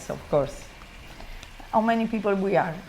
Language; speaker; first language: English; non-native, learner; Italian